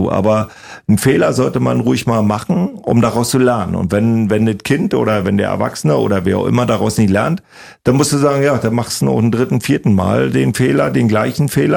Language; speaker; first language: German; native; German